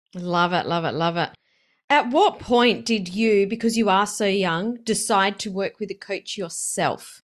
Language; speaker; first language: English; native; English